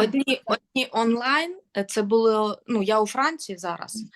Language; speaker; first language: Ukrainian; non-native, local second language; Russian